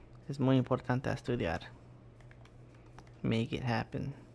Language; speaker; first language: Spanish; early bilingual, heritage; Spanish